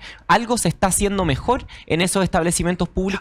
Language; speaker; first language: Spanish; native; Spanish